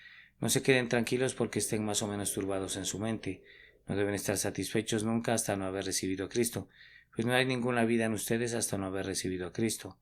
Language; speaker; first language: Spanish; native; Spanish